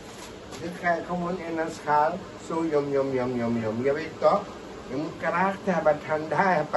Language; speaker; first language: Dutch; non-native, local second language; Caribbean Hindustani